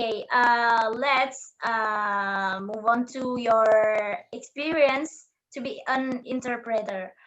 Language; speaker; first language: English; non-native, learner; Indonesian